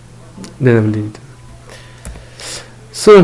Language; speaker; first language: Norwegian; non-native, learner; French